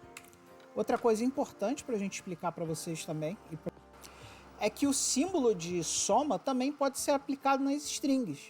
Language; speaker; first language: Portuguese; native; Portuguese